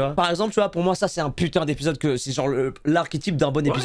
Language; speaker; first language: French; native; French